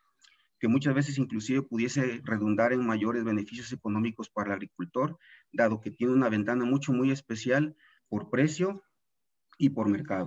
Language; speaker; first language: Spanish; native; Spanish